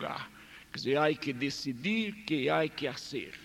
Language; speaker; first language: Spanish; non-native, fluent; Portuguese